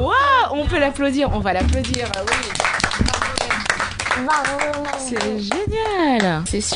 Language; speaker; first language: French; native; French